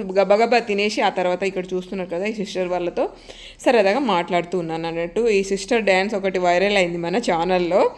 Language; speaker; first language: Telugu; non-native, local second language; Lambadi